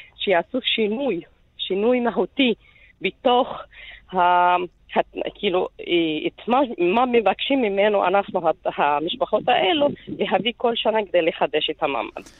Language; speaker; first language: Hebrew; non-native, local second language; Arabic